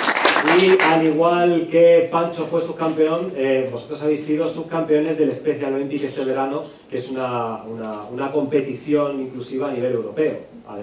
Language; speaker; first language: Spanish; native; Spanish